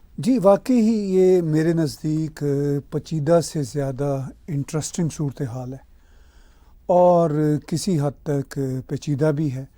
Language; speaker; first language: Urdu; non-native, local second language; Punjabi